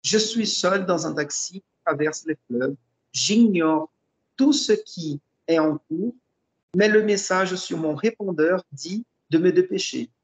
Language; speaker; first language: French; non-native, fluent; Portuguese